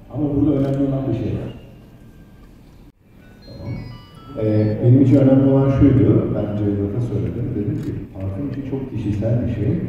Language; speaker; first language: Turkish; native; Turkish